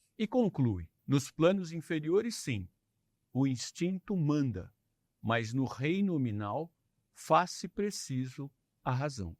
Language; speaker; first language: Portuguese; native; Portuguese